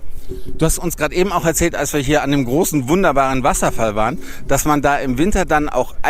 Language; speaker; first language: German; native; German